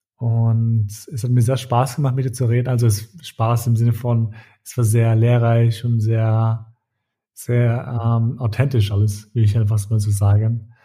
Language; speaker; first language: German; early bilingual, other home language; Albanian